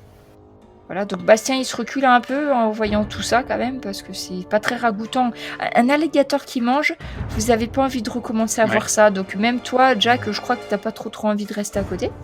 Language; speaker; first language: French; native; French